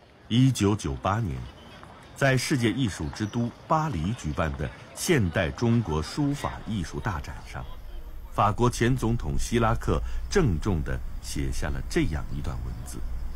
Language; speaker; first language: Chinese; native; Chinese